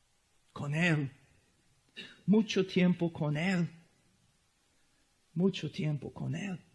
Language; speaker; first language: Spanish; non-native, fluent; English